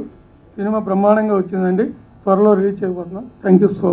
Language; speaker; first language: Telugu; native; Telugu